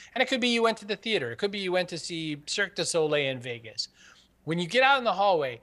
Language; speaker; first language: English; native; English